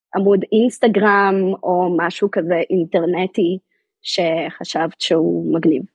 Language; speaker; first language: Hebrew; native; Hebrew